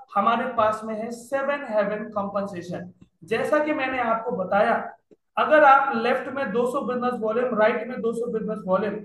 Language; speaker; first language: Hindi; non-native, local second language; Nepali